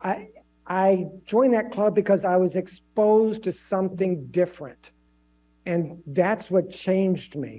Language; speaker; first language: English; native; English